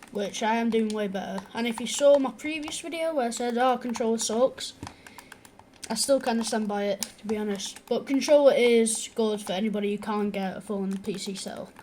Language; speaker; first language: English; native; English